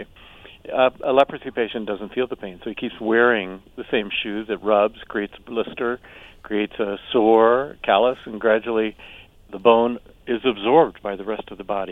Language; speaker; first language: English; native; English